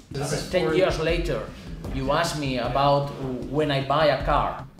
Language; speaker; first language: English; non-native, learner; Spanish